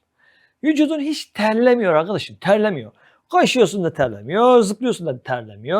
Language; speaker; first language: Turkish; native; Turkish